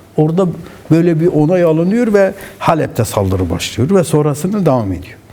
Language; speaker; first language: Turkish; non-native, local second language; Kurdish